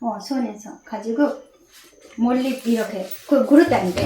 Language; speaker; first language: Korean; non-native, learner; Bangla